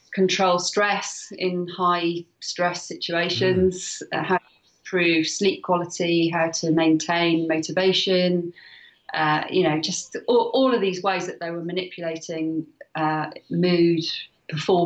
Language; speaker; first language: English; native; English